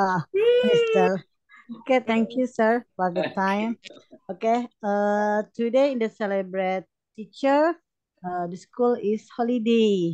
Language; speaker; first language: English; non-native, learner; Indonesian